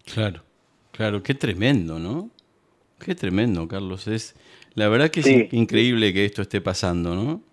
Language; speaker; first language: Spanish; native; Spanish